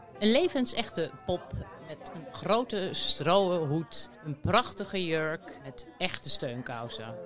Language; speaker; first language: Dutch; native; Dutch